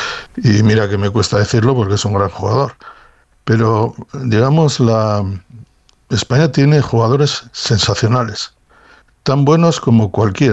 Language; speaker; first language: Spanish; native; Spanish